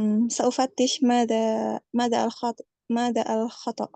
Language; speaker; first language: Arabic; non-native, learner; Indonesian